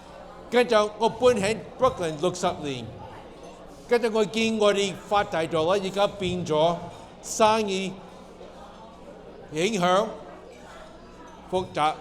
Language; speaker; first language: Cantonese; early bilingual, heritage; Cantonese